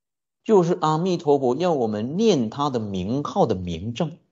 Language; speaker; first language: Chinese; native; Chinese